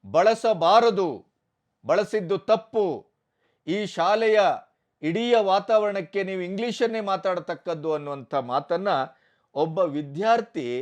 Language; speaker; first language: Kannada; native; Kannada